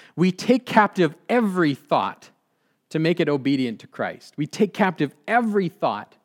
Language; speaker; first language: English; native; English